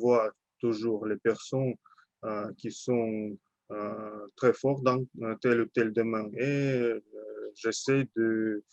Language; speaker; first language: French; non-native, learner; Russian